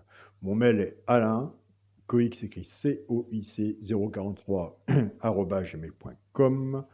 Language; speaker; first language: French; native; French